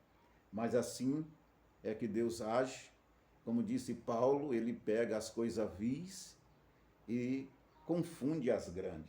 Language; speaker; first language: Portuguese; native; Portuguese